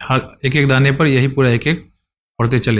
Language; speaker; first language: Urdu; native; Urdu